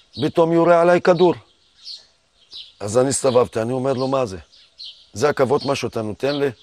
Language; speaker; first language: Hebrew; non-native, fluent; Arabic